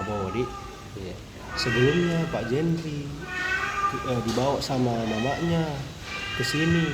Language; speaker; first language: Indonesian; native; Indonesian